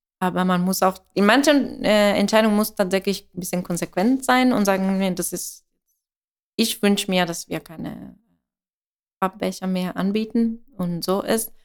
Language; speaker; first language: German; non-native, fluent; Italian